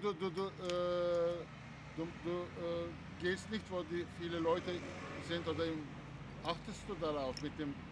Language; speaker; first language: German; non-native, fluent; Turkish